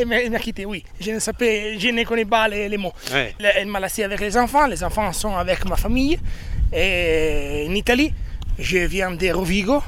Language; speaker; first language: French; non-native, learner; Italian